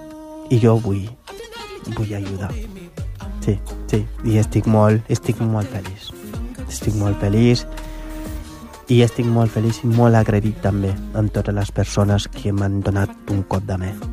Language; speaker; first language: Catalan; non-native, fluent; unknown